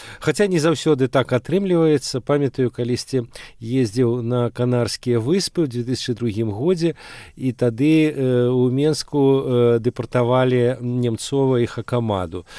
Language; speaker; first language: Belarusian; non-native, local second language; Russian